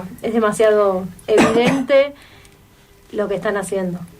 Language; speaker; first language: Spanish; native; Spanish